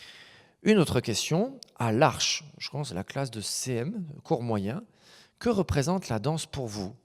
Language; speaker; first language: French; native; French